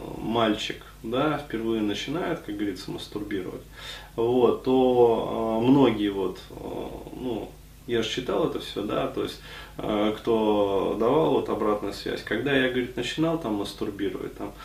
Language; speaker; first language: Russian; native; Russian